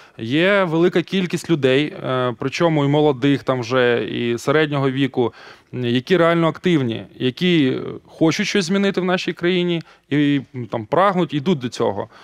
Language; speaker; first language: Ukrainian; non-native, local second language; Russian